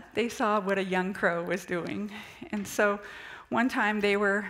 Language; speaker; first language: English; native; English